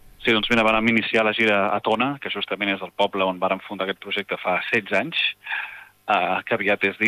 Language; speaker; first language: Catalan; native; Catalan